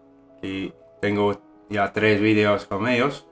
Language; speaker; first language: Spanish; non-native, fluent; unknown